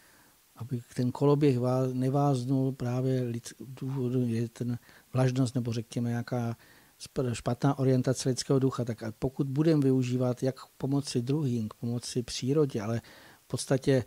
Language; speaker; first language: Czech; native; Czech